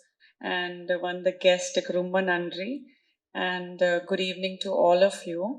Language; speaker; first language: Tamil; non-native, local second language; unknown